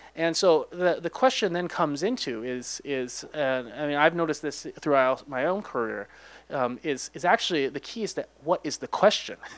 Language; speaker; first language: English; native; English